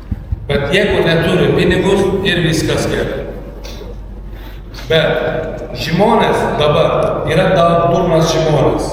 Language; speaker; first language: Lithuanian; non-native, learner; Turkish